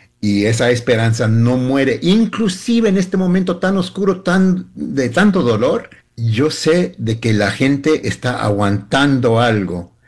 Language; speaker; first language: Spanish; early bilingual, heritage; Spanish